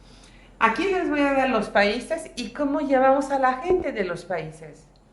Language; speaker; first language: Spanish; non-native, fluent; French